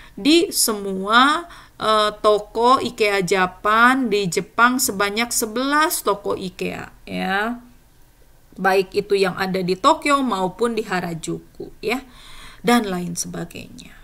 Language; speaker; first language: Indonesian; native; Indonesian